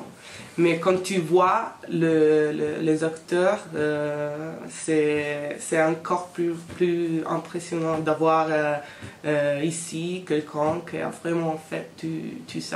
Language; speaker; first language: French; non-native, fluent; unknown